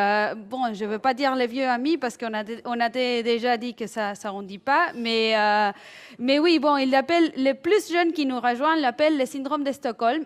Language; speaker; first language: French; non-native, fluent; Spanish